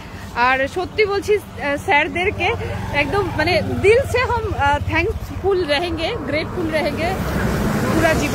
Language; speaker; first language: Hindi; non-native, local second language; Bangla